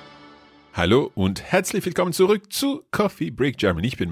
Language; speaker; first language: German; non-native, fluent; English